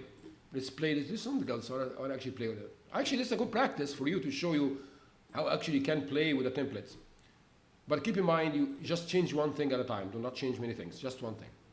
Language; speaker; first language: English; non-native, fluent; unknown